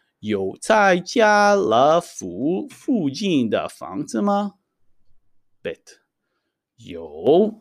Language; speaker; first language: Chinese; non-native, fluent; Hebrew